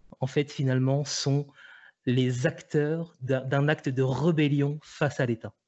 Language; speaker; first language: French; native; French